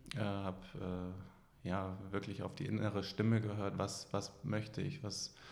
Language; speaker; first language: German; native; German